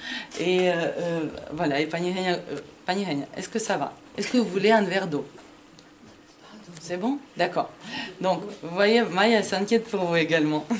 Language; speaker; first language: French; non-native, fluent; Ukrainian